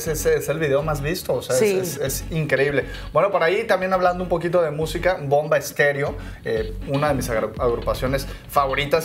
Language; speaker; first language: Spanish; native; Spanish